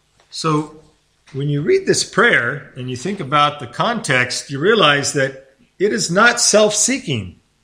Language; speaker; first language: English; native; English